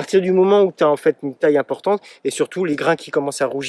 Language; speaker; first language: French; native; French